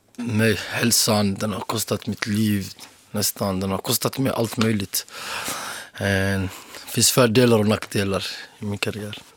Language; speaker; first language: Swedish; early bilingual, other home language; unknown